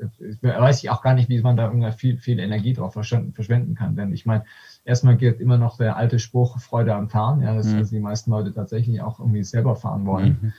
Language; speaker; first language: German; native; German